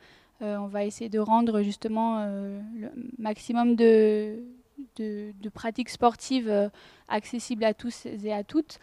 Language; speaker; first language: French; native; French